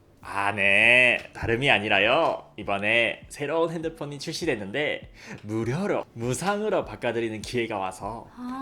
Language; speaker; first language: Korean; native; Korean